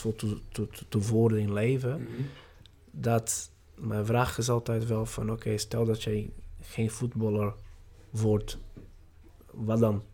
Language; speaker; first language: Dutch; non-native, fluent; Portuguese